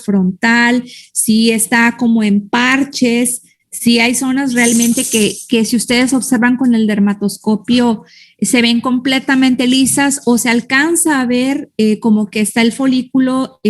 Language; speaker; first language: Spanish; native; Spanish